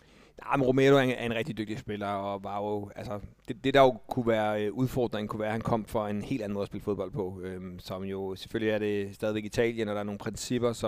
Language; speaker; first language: Danish; native; Danish